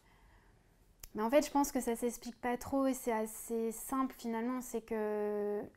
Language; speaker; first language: French; native; French